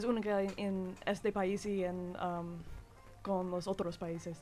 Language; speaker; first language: Spanish; non-native, learner; English